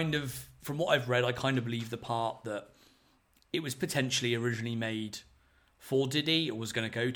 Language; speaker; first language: English; native; English